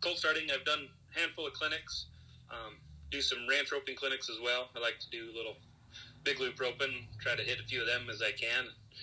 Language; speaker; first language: English; native; English